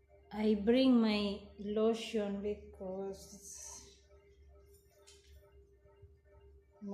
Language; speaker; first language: English; non-native, local second language; Filipino